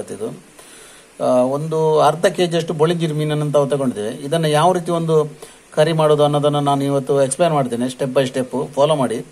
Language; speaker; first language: Kannada; non-native, local second language; Tulu